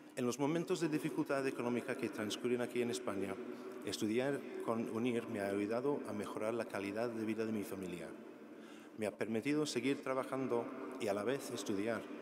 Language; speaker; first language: Spanish; non-native, fluent; English